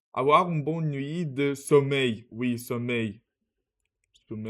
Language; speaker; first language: French; non-native, learner; Russian